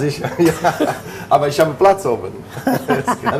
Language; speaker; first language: German; non-native, fluent; Italian